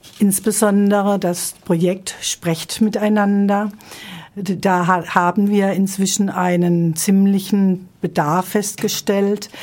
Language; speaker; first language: German; native; German